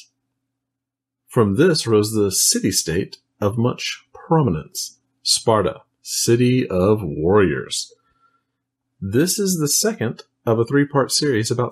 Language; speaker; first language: English; native; English